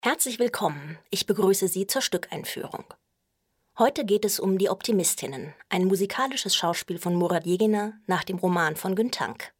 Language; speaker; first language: German; native; German